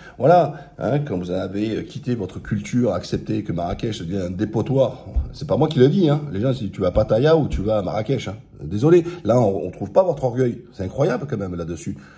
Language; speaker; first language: French; early bilingual, other home language; Arabic